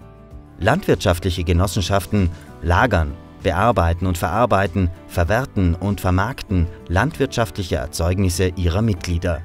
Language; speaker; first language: German; native; German